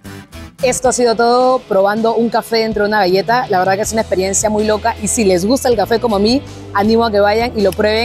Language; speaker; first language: Spanish; native; Spanish